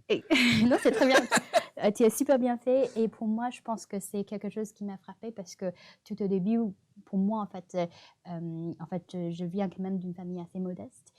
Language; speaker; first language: French; non-native, fluent; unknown